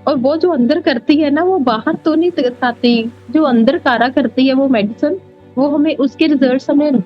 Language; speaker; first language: Hindi; non-native, local second language; Punjabi